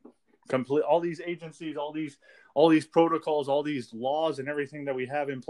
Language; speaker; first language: English; native; English